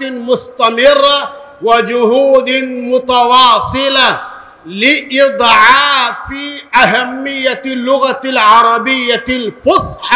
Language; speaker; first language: Arabic; non-native, fluent; Urdu